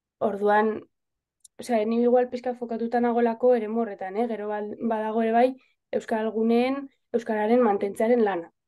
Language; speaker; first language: Basque; native; Basque